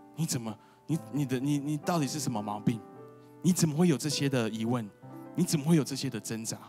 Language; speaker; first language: Chinese; early bilingual, heritage; Chinese